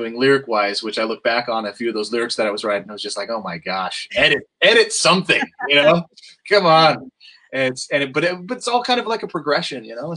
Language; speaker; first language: English; native; English